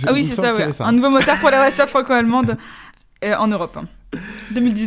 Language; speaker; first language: French; native; French